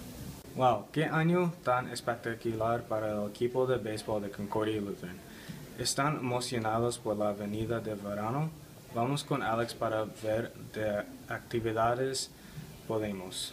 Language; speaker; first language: Spanish; non-native, learner; English